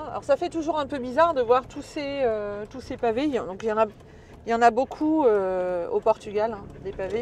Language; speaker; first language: French; native; French